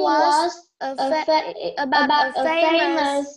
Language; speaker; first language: English; non-native, learner; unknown